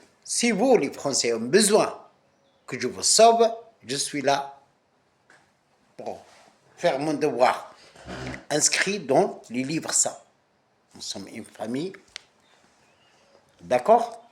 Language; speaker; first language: French; non-native, local second language; Arabic